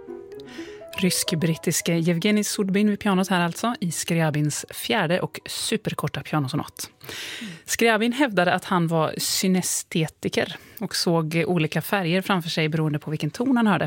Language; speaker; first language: Swedish; native; Swedish